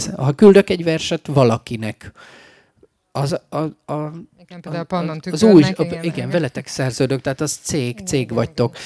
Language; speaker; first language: Hungarian; native; Hungarian